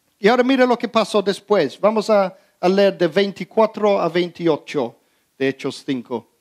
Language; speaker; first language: Spanish; early bilingual, heritage; Spanish